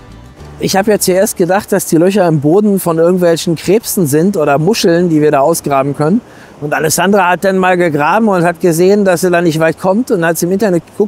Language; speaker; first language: German; native; German